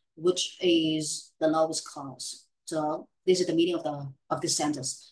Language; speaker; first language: English; non-native, fluent; Vietnamese